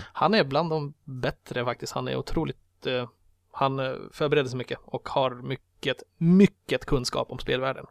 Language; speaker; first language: Swedish; native; Swedish